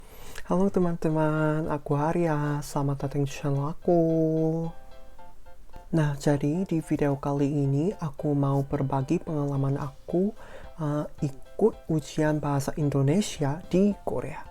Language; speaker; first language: Indonesian; non-native, fluent; Korean